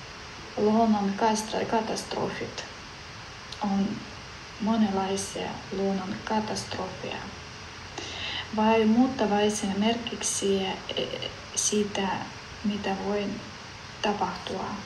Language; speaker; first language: Finnish; non-native, learner; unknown